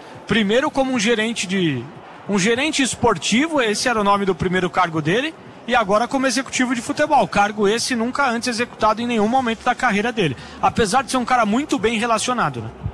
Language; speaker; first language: Portuguese; native; Portuguese